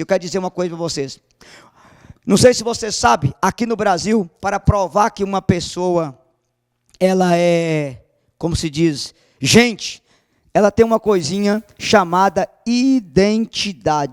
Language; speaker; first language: Portuguese; native; Portuguese